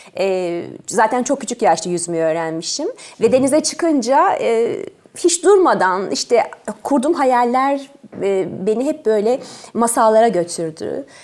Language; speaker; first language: Turkish; early bilingual, other home language; French